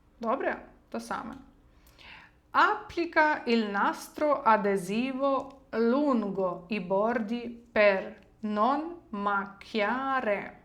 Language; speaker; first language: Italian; non-native, fluent; Ukrainian